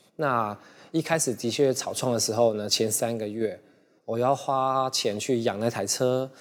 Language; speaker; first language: Chinese; non-native, local second language; Cantonese